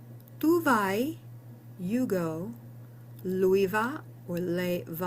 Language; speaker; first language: Italian; non-native, learner; English